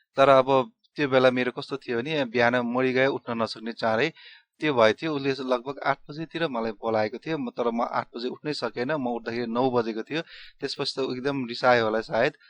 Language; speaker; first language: Nepali; non-native, local second language; Newari